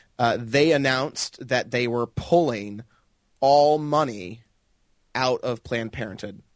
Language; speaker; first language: English; native; English